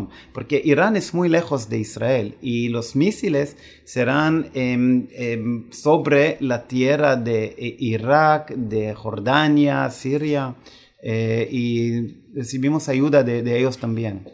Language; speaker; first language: Spanish; non-native, fluent; Hebrew